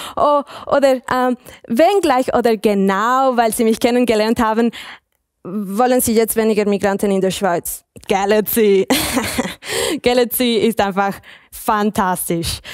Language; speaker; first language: German; non-native, fluent; Spanish